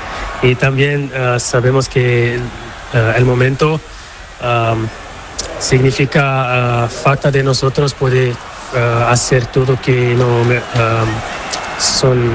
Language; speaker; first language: Spanish; non-native, learner; Portuguese